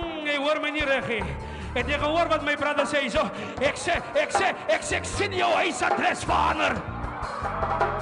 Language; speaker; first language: Afrikaans; native; Afrikaans